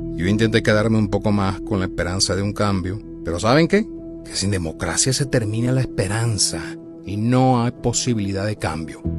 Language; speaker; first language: Spanish; native; Spanish